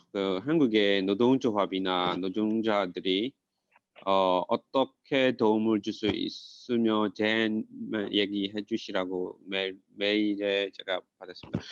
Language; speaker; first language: Korean; non-native, fluent; Burmese